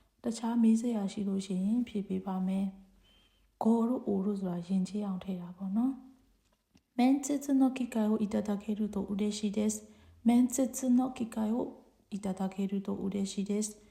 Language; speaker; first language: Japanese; non-native, fluent; Burmese